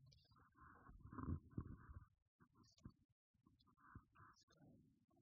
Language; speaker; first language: English; non-native, learner; Spanish